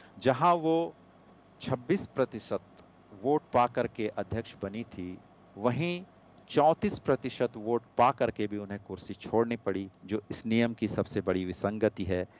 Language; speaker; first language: Hindi; non-native, local second language; Gujarati